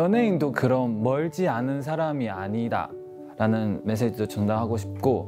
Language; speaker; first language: Korean; non-native, learner; Chinese